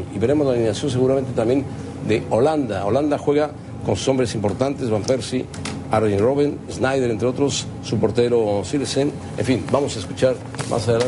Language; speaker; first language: Spanish; native; Spanish